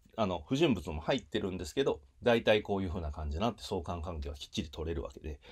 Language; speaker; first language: Japanese; native; Japanese